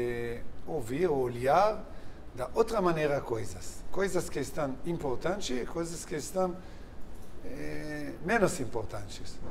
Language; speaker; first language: Portuguese; non-native, learner; Hebrew